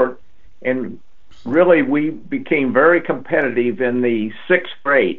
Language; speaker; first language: English; native; English